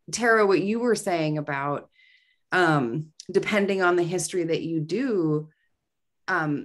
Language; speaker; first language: English; native; English